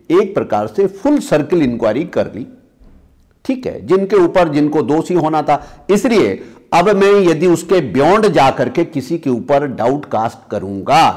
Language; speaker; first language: Hindi; native; Hindi